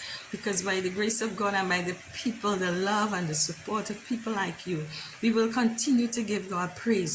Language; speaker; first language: English; native; English